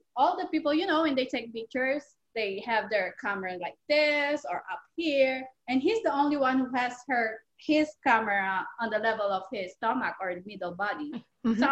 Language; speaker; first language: English; non-native, local second language; Filipino